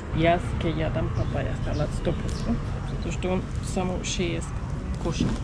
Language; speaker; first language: Macedonian; non-native, fluent; Hungarian